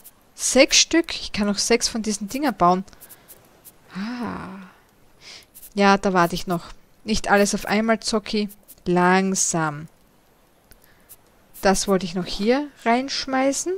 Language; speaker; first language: German; native; German